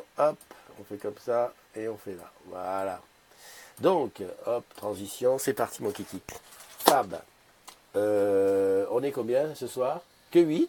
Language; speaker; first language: French; native; French